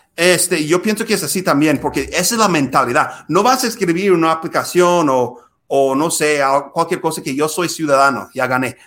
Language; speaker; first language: Spanish; non-native, fluent; English